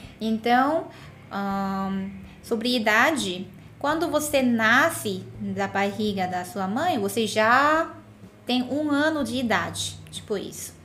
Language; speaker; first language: Portuguese; non-native, fluent; Korean